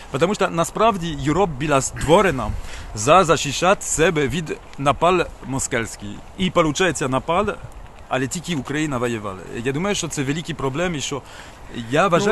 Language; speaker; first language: Ukrainian; non-native, learner; French